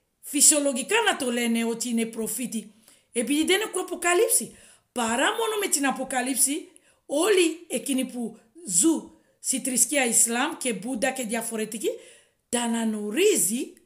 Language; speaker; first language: Greek; non-native, fluent; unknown